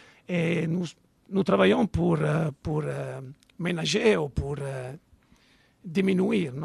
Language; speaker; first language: French; non-native, learner; Italian